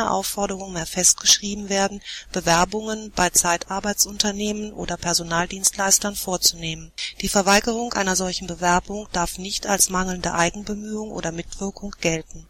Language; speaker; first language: German; native; German